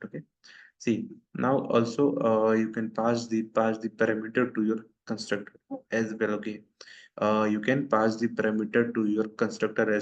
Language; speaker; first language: English; non-native, local second language; Hindi